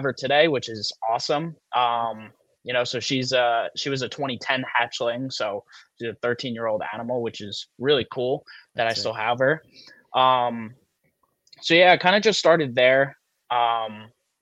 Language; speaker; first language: English; native; English